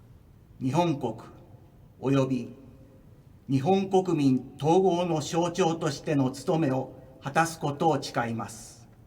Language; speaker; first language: Japanese; native; Japanese